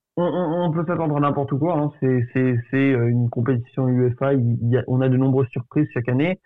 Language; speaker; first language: French; early bilingual, other home language; Portuguese